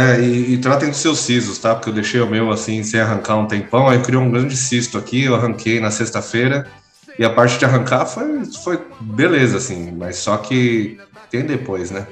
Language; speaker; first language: Portuguese; native; Portuguese